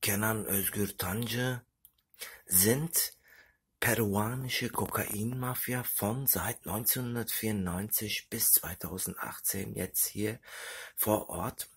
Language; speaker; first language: German; early bilingual, other home language; Turkish